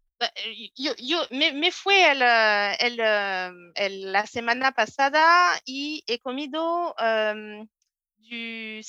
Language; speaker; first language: Spanish; non-native, learner; French